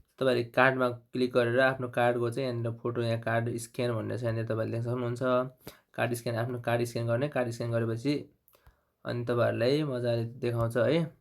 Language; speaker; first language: Nepali; native; Nepali